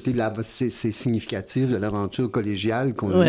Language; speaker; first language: French; native; French